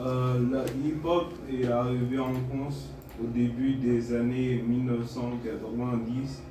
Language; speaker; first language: French; non-native, fluent; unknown